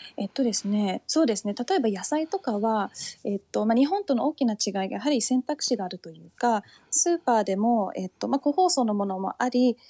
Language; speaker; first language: Japanese; early bilingual, heritage; Japanese